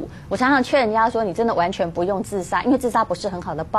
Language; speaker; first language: Chinese; native; Chinese